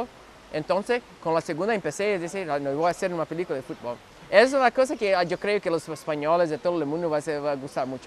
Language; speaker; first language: Spanish; non-native, learner; Portuguese